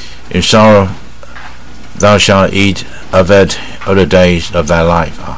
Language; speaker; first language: English; non-native, fluent; Chinese